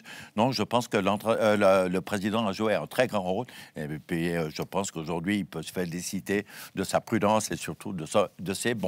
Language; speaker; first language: French; native; French